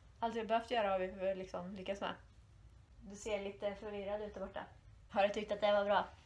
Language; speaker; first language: Swedish; native; Swedish